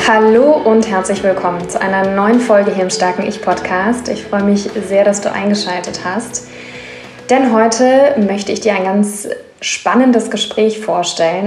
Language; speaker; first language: German; native; German